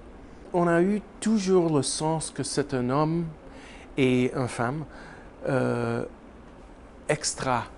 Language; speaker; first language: French; non-native, learner; English